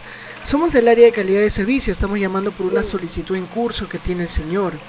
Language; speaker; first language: Spanish; native; Spanish